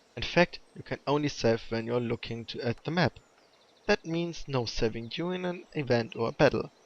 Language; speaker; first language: English; non-native, fluent; German